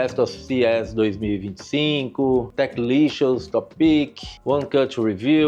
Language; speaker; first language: English; non-native, learner; Portuguese